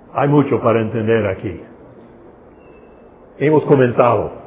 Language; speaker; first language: Spanish; non-native, fluent; English